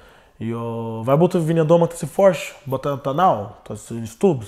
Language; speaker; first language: Latvian; non-native, learner; Portuguese